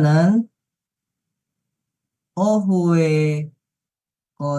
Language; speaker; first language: Korean; non-native, learner; Indonesian